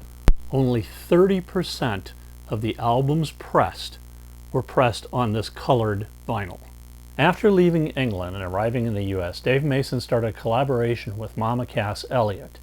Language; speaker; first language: English; native; English